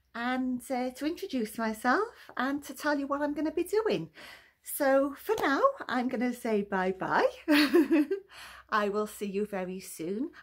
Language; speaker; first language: English; native; English